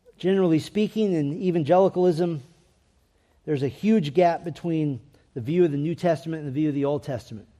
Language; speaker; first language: English; native; English